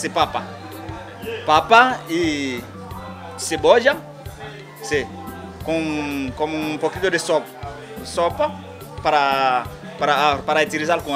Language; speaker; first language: Spanish; non-native, learner; Haitian Creole